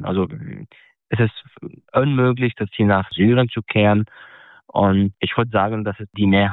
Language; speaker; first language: German; non-native, fluent; Arabic